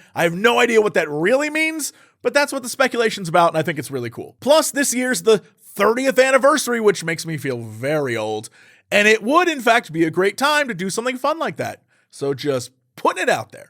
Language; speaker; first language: English; native; English